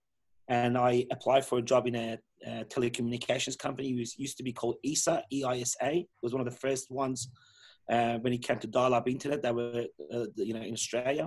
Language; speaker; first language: English; early bilingual, other home language; Persian